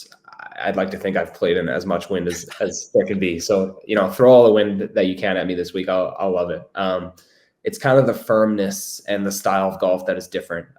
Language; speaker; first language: English; native; English